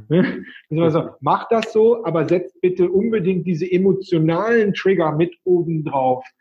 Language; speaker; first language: German; native; German